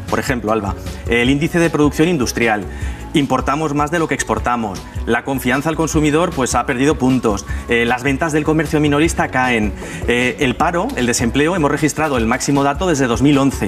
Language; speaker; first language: Spanish; native; Spanish